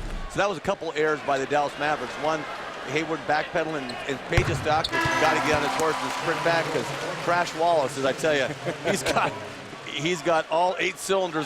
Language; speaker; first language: English; native; English